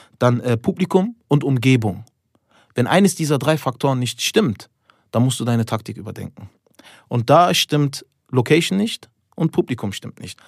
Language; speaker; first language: German; early bilingual, other home language; Turkish